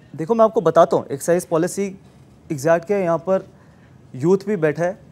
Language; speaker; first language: Hindi; native; Hindi